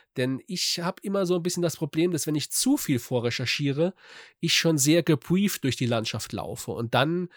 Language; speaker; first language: German; native; German